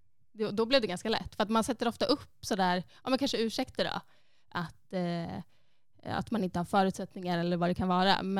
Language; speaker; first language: Swedish; native; Swedish